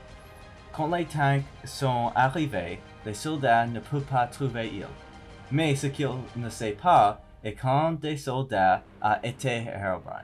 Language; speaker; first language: French; non-native, learner; English